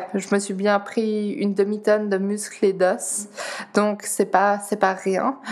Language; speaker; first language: French; non-native, fluent; Dutch